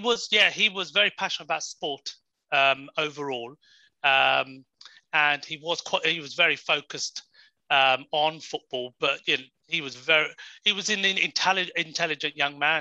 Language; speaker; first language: English; native; English